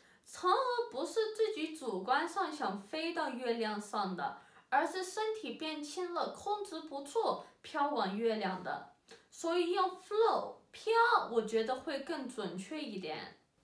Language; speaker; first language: Chinese; early bilingual, heritage; Chinese